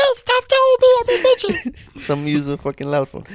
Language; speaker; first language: English; non-native, fluent; Spanish